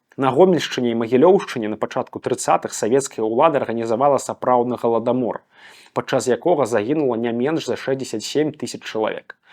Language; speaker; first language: Belarusian; native; Belarusian